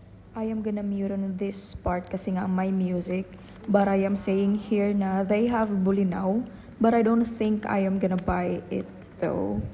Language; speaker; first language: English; non-native, local second language; Filipino